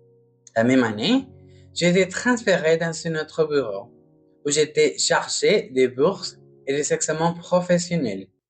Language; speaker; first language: French; non-native, learner; Spanish